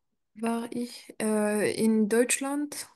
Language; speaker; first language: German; non-native, learner; French